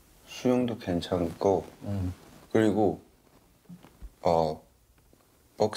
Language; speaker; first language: Korean; non-native, fluent; Cantonese